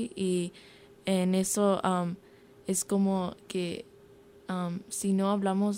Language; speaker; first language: Spanish; early bilingual, heritage; Spanish